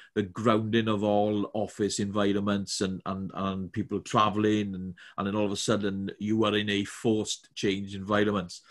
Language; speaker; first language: English; native; English